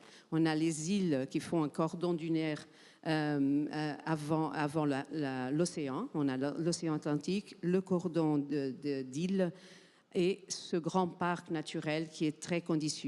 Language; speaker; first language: French; non-native, fluent; Portuguese